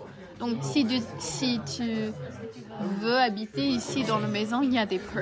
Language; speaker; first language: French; non-native, learner; English